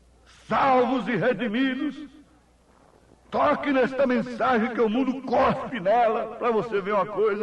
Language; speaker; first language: Portuguese; native; Portuguese